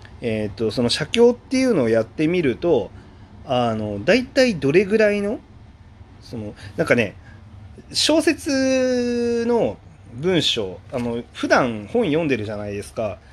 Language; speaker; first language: Japanese; native; Japanese